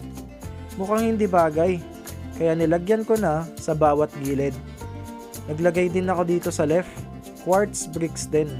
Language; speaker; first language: Filipino; native; Filipino